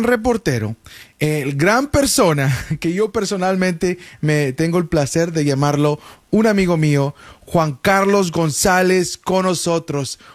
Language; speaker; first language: Spanish; early bilingual, heritage; Spanish